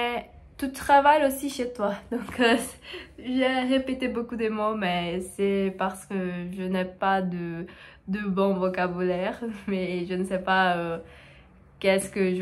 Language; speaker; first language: French; non-native, learner; Portuguese